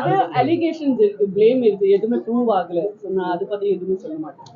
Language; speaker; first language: Tamil; non-native, learner; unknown